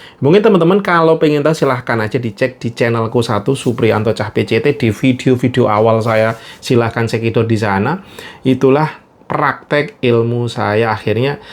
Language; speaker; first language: Indonesian; native; Indonesian